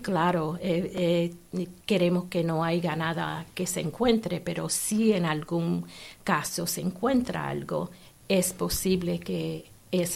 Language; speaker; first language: Spanish; early bilingual, heritage; Spanish